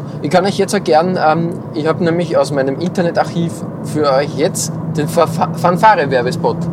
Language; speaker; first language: German; native; German